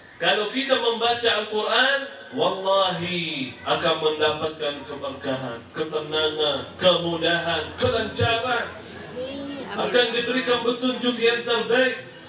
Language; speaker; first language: Malay; non-native, fluent; Arabic